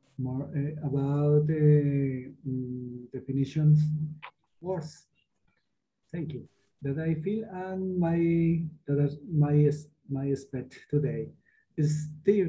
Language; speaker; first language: English; non-native, learner; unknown